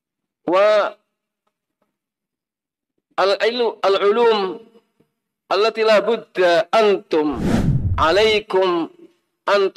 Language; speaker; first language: Arabic; non-native, fluent; Indonesian